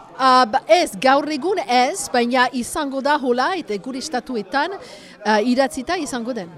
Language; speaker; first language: Basque; non-native, local second language; French